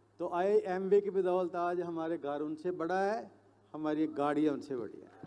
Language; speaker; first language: Hindi; non-native, local second language; Punjabi